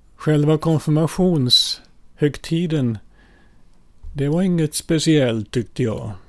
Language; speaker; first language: Swedish; early bilingual, other home language; Finnish